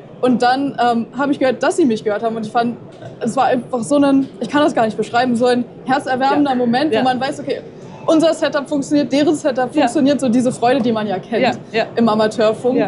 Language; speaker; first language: German; native; German